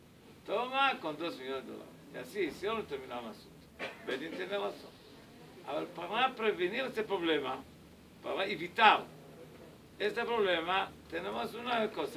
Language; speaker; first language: Spanish; non-native, learner; Hebrew